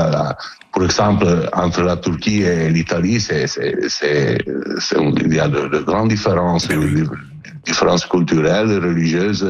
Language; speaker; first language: French; non-native, learner; Italian